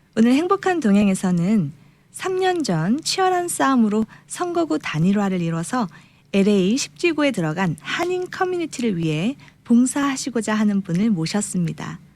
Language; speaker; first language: Korean; native; Korean